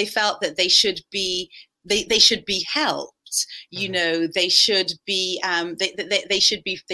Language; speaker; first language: English; native; English